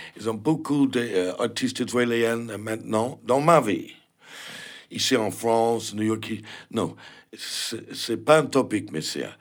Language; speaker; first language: French; non-native, learner; English